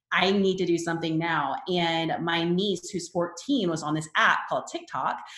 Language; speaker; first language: English; native; English